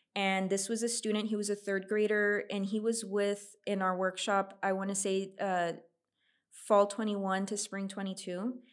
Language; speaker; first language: English; native; English